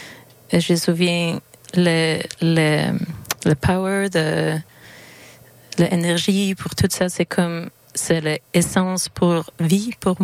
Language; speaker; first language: French; non-native, learner; Swedish